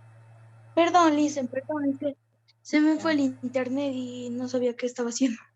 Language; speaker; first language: Spanish; native; Spanish